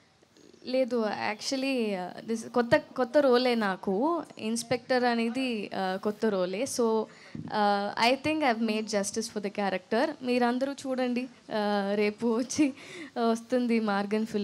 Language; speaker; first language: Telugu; non-native, learner; Tamil